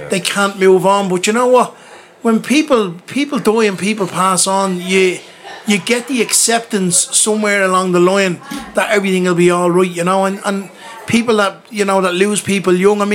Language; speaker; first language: English; native; English